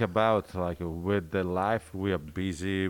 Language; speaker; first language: English; non-native, learner; Italian